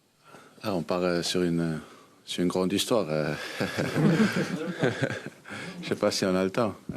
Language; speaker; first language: French; early bilingual, heritage; Danish